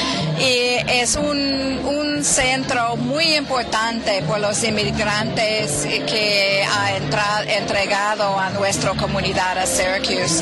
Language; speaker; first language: Spanish; non-native, learner; English